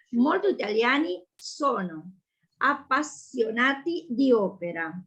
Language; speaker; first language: Italian; non-native, learner; Spanish